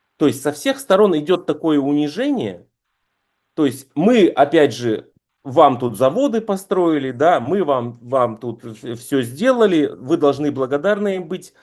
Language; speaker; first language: Russian; native; Russian